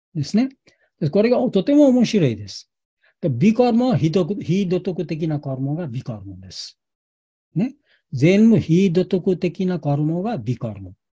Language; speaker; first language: Japanese; non-native, learner; Bangla